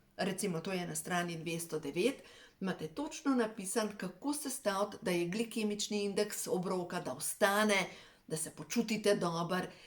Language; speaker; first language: Slovenian; native; Slovenian